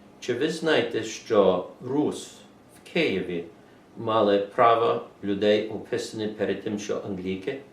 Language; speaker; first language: Ukrainian; early bilingual, heritage; English